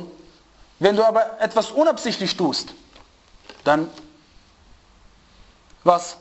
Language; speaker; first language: German; non-native, fluent; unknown